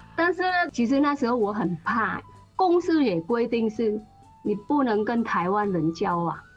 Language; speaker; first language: Chinese; non-native, fluent; Vietnamese